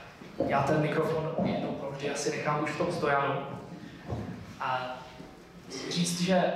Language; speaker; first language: Czech; native; Czech